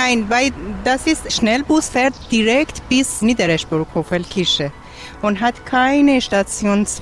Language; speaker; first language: German; non-native, learner; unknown